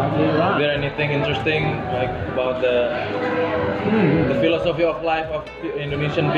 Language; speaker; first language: English; non-native, fluent; Indonesian